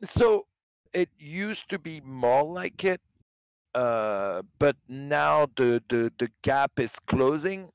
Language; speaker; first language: English; non-native, fluent; French